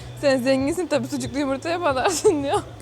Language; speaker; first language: Turkish; native; Turkish